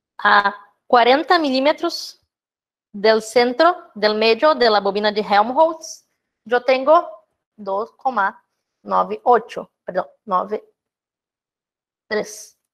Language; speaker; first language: Spanish; non-native, fluent; Portuguese